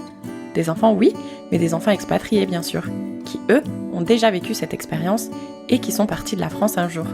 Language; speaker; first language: French; native; French